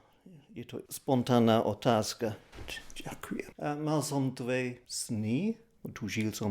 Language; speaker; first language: Slovak; non-native, fluent; English